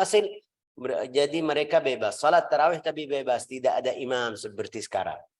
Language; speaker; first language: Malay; non-native, fluent; Arabic